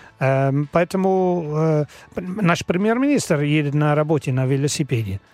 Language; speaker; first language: Russian; non-native, learner; Dutch